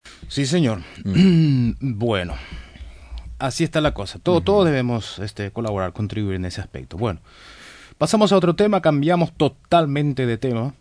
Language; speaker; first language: Spanish; native; Spanish